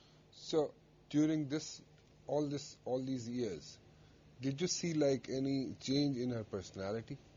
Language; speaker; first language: English; non-native, local second language; Urdu